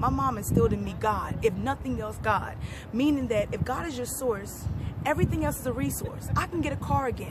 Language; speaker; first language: English; native; English